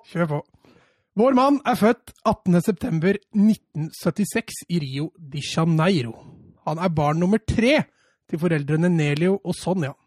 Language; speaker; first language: Norwegian; native; Norwegian